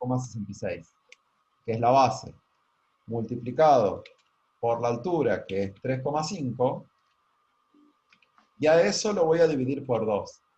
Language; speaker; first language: Spanish; native; Spanish